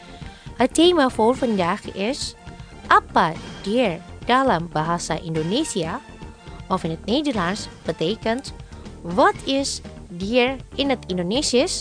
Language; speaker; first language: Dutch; non-native, fluent; Indonesian